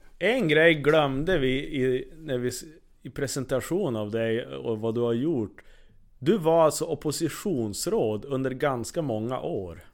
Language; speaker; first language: Swedish; native; Swedish